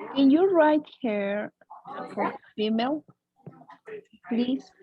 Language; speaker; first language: English; non-native, learner; Spanish